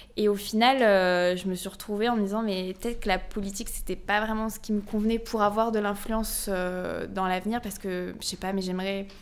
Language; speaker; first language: French; native; French